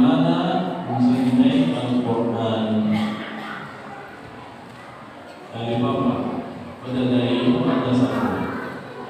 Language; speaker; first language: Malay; non-native, learner; Arabic